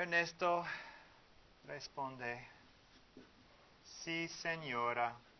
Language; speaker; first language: Spanish; non-native, learner; English